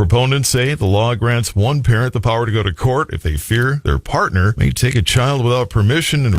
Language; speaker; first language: English; native; English